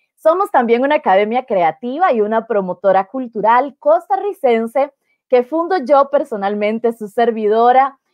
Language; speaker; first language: Spanish; native; Spanish